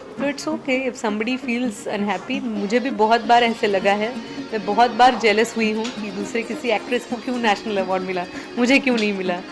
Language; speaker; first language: Hindi; non-native, local second language; Marathi